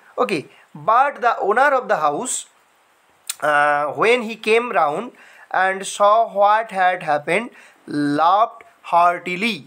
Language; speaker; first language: English; non-native, local second language; Bangla